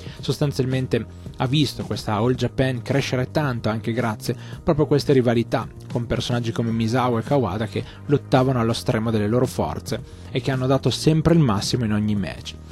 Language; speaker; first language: Italian; native; Italian